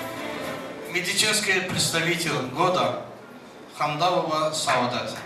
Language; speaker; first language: Russian; non-native, fluent; Azerbaijani